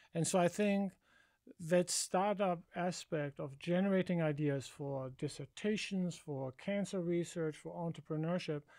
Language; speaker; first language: English; non-native, fluent; German